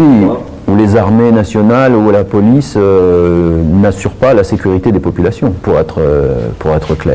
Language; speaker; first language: French; native; French